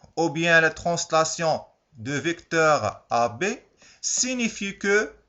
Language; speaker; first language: French; non-native, local second language; Arabic